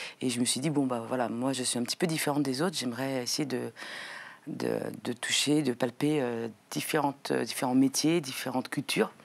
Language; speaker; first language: French; native; French